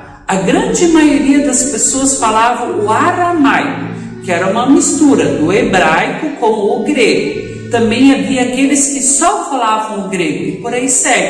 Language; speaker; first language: Portuguese; native; Portuguese